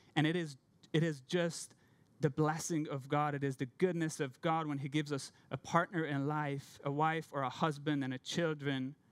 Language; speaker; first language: English; non-native, fluent; Hungarian